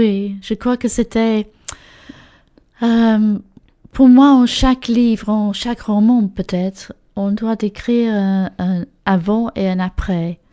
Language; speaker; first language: French; non-native, learner; English